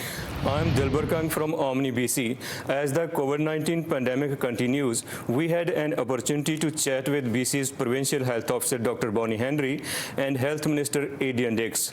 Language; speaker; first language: English; non-native, fluent; Punjabi